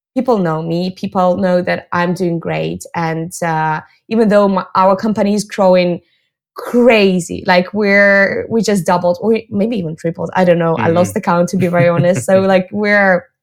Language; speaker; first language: English; non-native, fluent; Russian